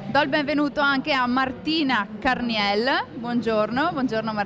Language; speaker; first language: Italian; native; Italian